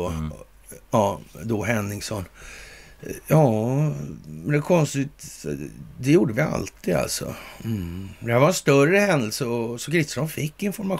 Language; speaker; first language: Swedish; native; Swedish